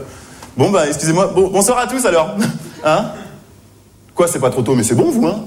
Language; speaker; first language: French; native; French